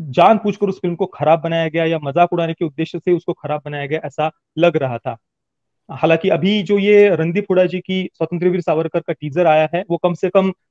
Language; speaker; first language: Hindi; native; Hindi